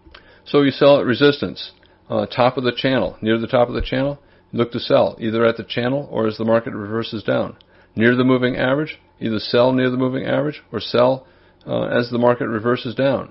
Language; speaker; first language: English; native; English